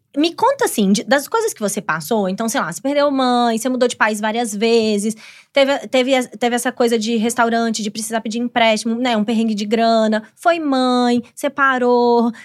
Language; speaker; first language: Portuguese; native; Portuguese